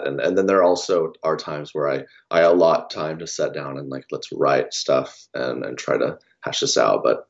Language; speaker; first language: English; native; English